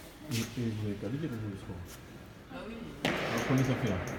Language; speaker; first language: French; native; French